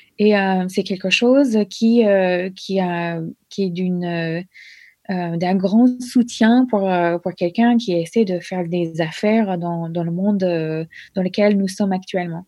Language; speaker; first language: French; non-native, fluent; English